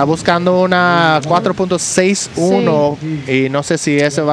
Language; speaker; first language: Spanish; non-native, learner; English